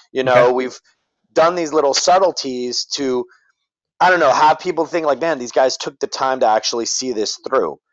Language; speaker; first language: English; native; English